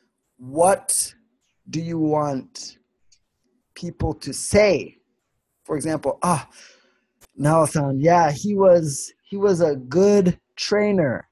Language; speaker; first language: English; non-native, fluent; Swedish